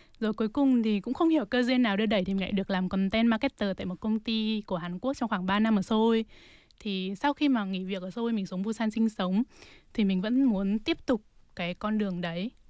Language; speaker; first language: Vietnamese; native; Vietnamese